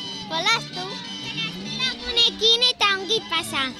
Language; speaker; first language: Basque; non-native, local second language; Spanish